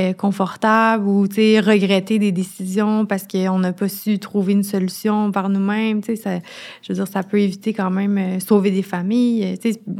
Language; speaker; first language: French; native; French